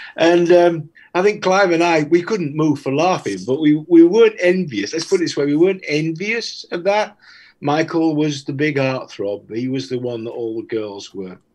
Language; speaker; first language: English; native; English